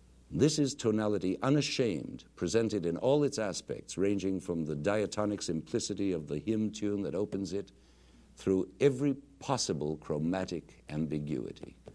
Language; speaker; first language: English; native; English